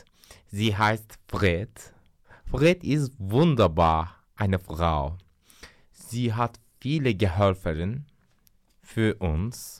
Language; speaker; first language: German; non-native, learner; Turkish